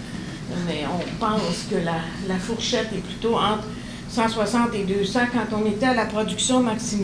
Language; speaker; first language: French; native; French